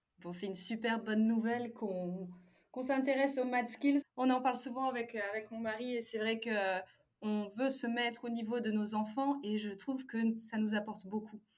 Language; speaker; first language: French; native; French